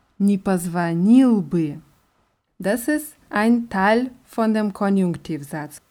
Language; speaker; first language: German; non-native, fluent; Russian